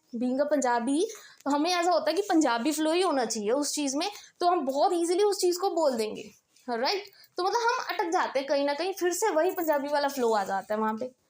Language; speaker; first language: Hindi; non-native, local second language; Punjabi